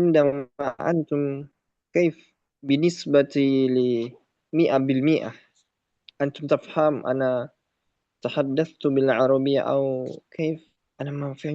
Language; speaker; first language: Arabic; non-native, learner; Indonesian